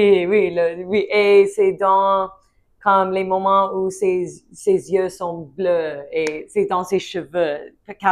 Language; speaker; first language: French; non-native, learner; English